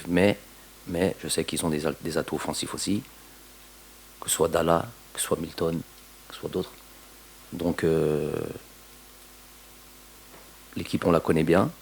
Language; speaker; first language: French; native; French